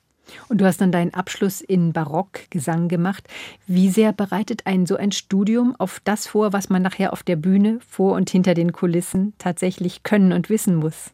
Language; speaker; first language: German; native; German